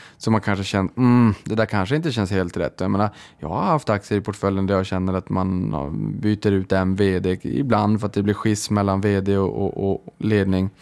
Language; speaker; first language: Swedish; native; Swedish